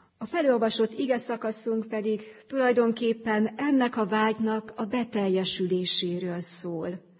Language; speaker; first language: Hungarian; native; Hungarian